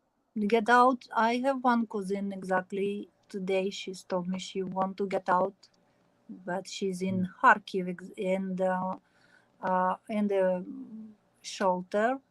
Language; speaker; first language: English; non-native, learner; Ukrainian